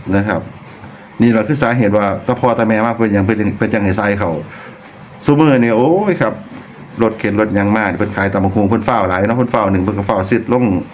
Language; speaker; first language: Thai; non-native, local second language; Lao